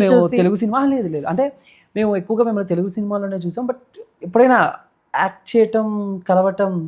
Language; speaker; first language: Telugu; native; Telugu